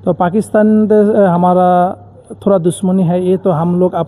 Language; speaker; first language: Hindi; non-native, learner; Bangla